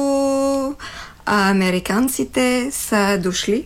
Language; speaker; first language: Bulgarian; non-native, fluent; French